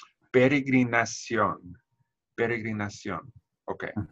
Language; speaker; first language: Spanish; non-native, learner; English